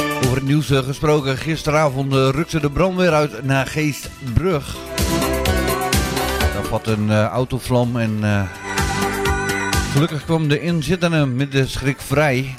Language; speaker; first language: Dutch; native; Dutch